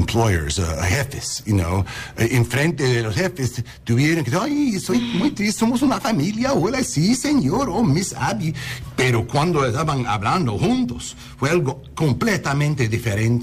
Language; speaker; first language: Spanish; non-native, learner; English